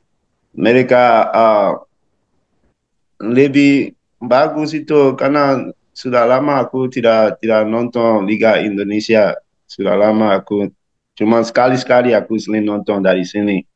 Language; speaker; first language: Indonesian; non-native, learner; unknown